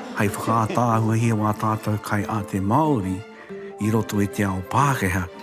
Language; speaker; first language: Māori; native; Māori